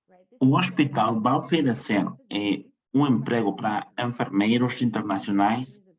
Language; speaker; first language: Portuguese; non-native, fluent; Spanish